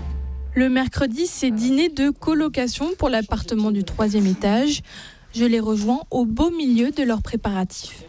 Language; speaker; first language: French; native; French